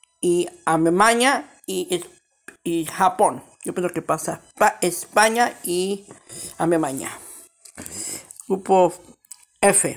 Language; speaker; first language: Spanish; early bilingual, heritage; Spanish